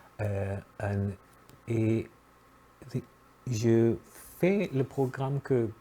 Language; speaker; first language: French; non-native, fluent; German